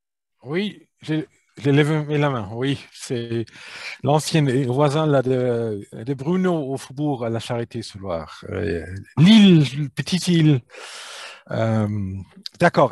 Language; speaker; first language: French; non-native, fluent; German